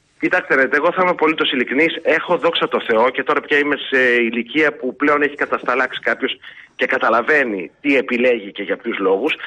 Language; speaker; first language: Greek; early bilingual, heritage; Greek